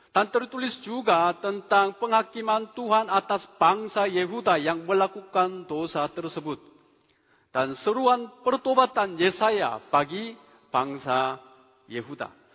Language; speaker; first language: Indonesian; non-native, fluent; Korean